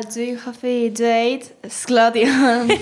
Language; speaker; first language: Welsh; non-native, learner; Spanish